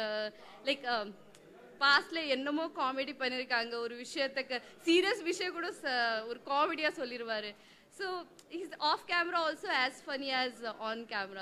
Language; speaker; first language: Tamil; non-native, learner; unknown